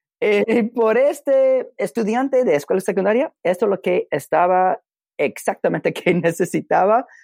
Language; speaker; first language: Spanish; non-native, learner; English